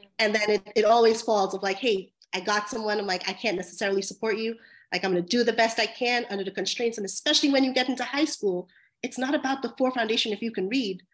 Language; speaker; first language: English; native; English